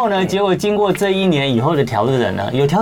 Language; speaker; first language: Chinese; native; Chinese